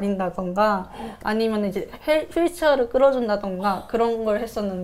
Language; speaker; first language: Korean; native; Korean